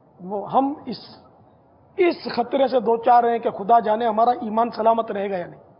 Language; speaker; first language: Urdu; non-native, local second language; Memoni